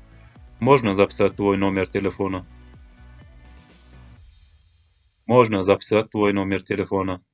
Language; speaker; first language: Russian; non-native, fluent; Turkmen